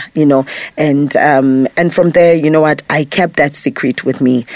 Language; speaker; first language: English; non-native, local second language; Zulu